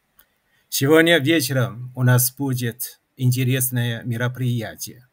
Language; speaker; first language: Russian; non-native, fluent; Chinese